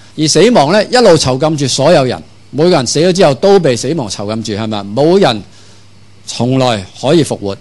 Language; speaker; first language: Chinese; non-native, local second language; Cantonese